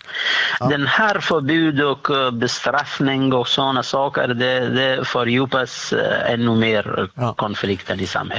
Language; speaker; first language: Swedish; non-native, fluent; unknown